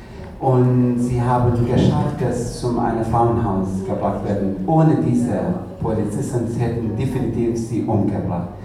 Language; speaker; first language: German; non-native, learner; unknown